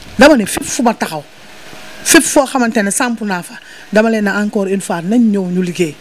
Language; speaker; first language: Wolof; native; Wolof